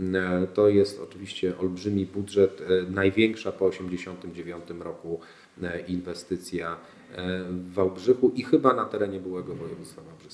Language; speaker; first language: Polish; native; Polish